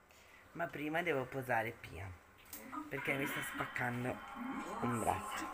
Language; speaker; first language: Italian; native; Italian